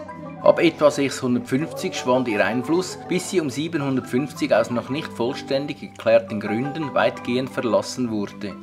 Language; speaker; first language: German; native; German